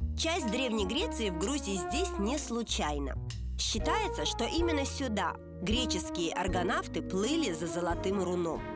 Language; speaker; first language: Russian; native; Russian